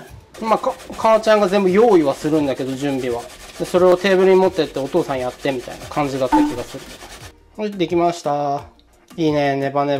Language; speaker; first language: Japanese; native; Japanese